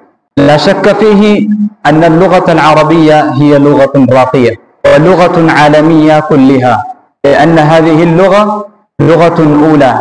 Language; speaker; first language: Arabic; non-native, fluent; Urdu